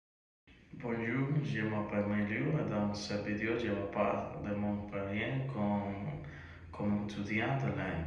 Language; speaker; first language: French; non-native, learner; Spanish